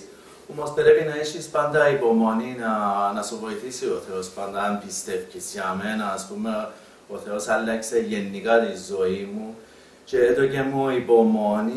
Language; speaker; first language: Greek; non-native, learner; Persian